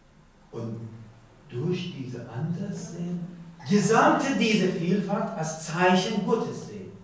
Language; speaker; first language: German; non-native, learner; Persian